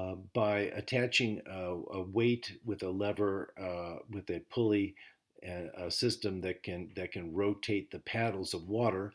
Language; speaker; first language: English; native; English